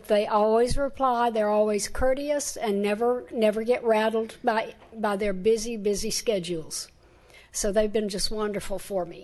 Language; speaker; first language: English; native; English